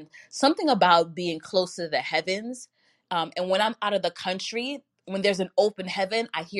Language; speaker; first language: English; native; English